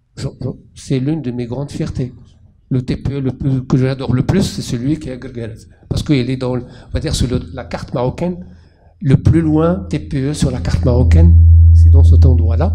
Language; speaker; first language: French; non-native, local second language; Arabic